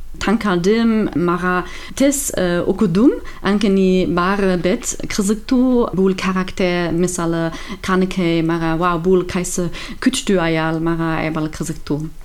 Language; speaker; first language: Kyrgyz; non-native, learner; German